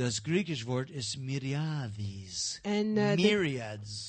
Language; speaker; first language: German; non-native, learner; English